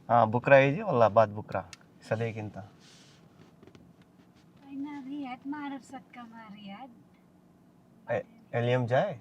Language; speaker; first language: Arabic; non-native, learner; Telugu